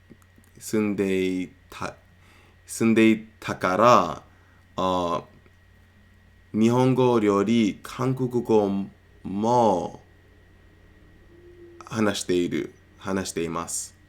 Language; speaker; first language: Japanese; non-native, learner; English